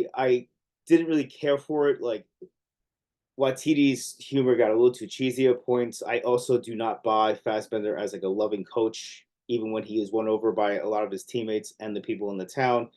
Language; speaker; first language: English; native; English